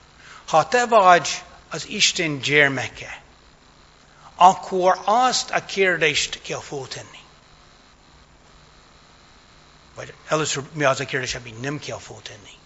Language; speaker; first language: Hungarian; non-native, fluent; English